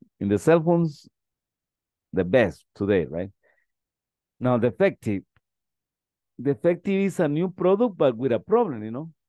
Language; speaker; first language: English; non-native, fluent; Spanish